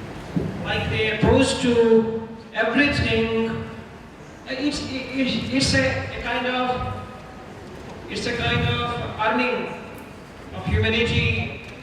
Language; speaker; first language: English; non-native, fluent; Indonesian